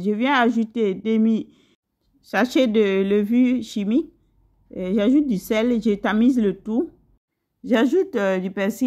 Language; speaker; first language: French; non-native, local second language; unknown